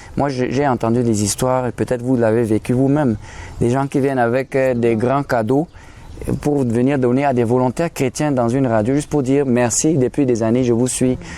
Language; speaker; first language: French; non-native, local second language; German